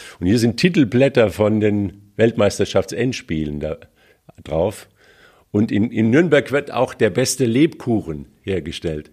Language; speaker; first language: German; native; German